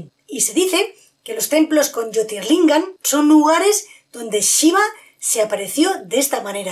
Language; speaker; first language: Spanish; native; Spanish